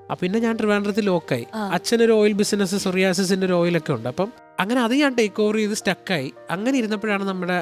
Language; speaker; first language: Malayalam; native; Malayalam